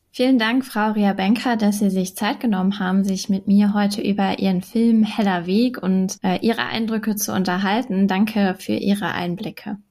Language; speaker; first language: German; native; German